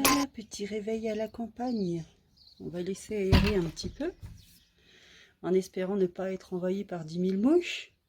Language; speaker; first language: French; native; French